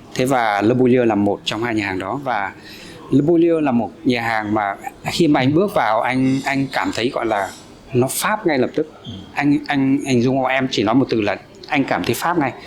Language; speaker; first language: Vietnamese; native; Vietnamese